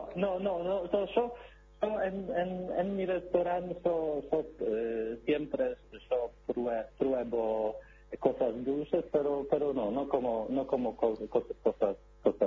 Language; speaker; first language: Spanish; non-native, learner; Polish